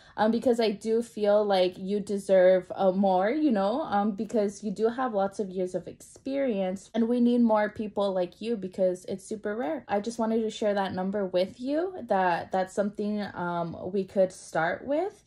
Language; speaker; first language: English; early bilingual, other home language; Spanish